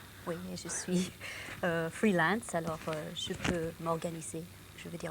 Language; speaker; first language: French; non-native, local second language; English